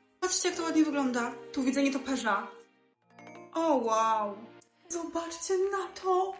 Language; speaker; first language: Polish; native; Polish